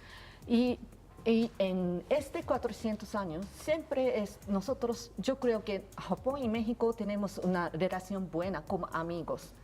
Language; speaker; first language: Spanish; non-native, learner; Japanese